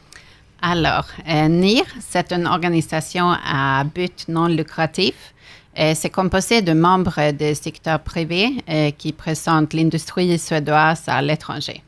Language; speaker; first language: French; non-native, fluent; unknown